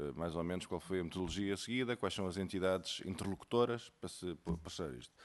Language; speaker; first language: Portuguese; native; Portuguese